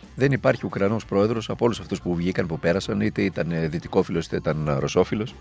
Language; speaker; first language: Greek; native; Greek